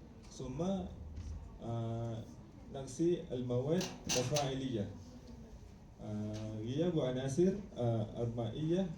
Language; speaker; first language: Arabic; non-native, learner; Malay